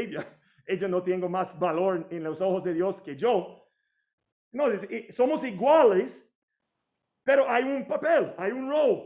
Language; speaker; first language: Spanish; non-native, fluent; English